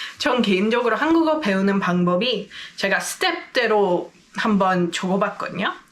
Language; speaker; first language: Korean; non-native, fluent; English